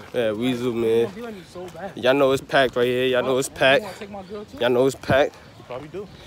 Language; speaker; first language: English; native; English